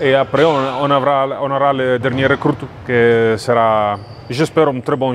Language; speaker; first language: French; non-native, fluent; Italian